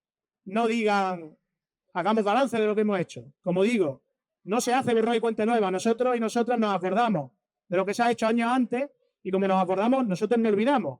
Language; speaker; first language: Spanish; native; Spanish